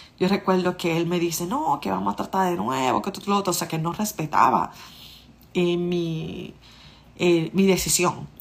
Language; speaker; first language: Spanish; native; Spanish